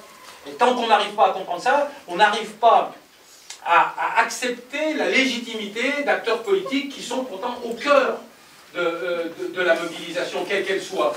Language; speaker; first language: French; native; French